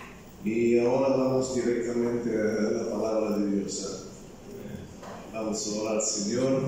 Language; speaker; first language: Spanish; non-native, fluent; Bulgarian